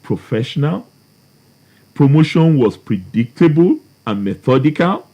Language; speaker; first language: English; non-native, local second language; Yoruba